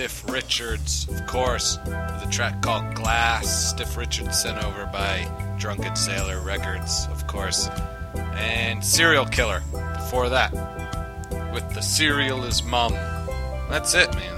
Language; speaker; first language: English; native; English